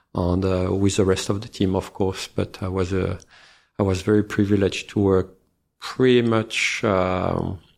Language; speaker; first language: English; non-native, fluent; French